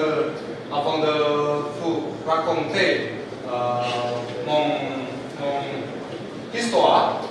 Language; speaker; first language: French; non-native, learner; Indonesian